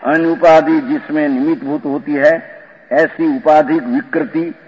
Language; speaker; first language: Hindi; non-native, local second language; Gujarati